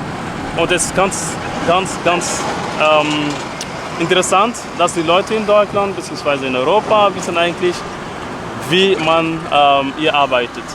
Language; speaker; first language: German; non-native, fluent; French